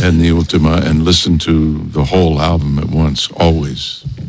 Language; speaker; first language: English; native; English